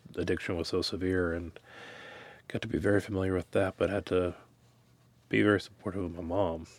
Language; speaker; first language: English; native; English